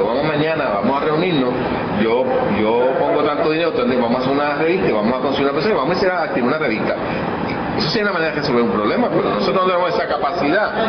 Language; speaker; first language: Spanish; native; Spanish